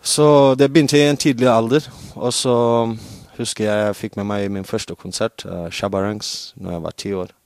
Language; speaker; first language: Norwegian; non-native, fluent; English